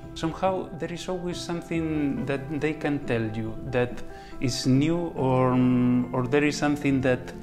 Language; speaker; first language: English; non-native, fluent; Galician